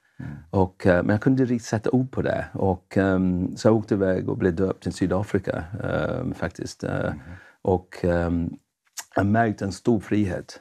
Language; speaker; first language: Swedish; non-native, fluent; English